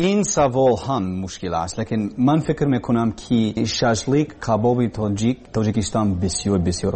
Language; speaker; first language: Persian; non-native, learner; English